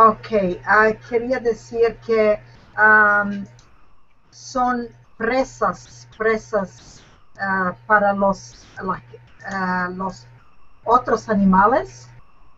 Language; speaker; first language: Spanish; non-native, learner; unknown